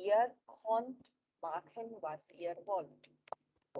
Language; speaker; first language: German; non-native, learner; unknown